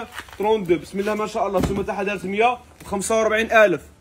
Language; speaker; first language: Arabic; native; Arabic